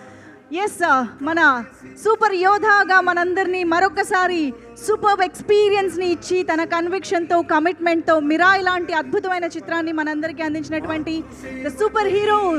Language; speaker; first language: Telugu; native; Telugu